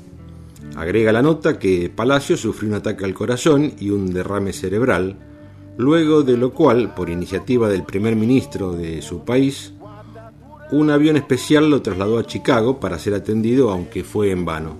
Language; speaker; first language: Spanish; native; Spanish